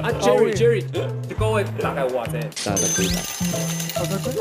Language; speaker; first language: Chinese; native; Chinese